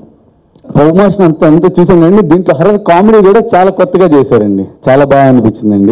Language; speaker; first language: Telugu; native; Telugu